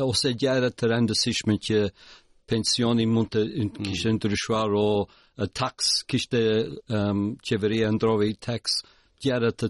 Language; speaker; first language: Albanian; early bilingual, heritage; Albanian